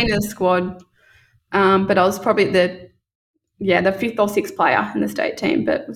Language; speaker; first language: English; native; English